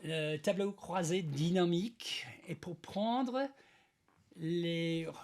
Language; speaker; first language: French; non-native, learner; English